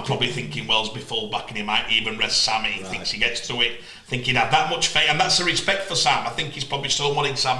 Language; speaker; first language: English; native; English